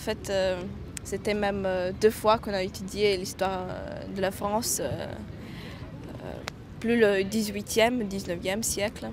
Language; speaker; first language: French; non-native, fluent; Latvian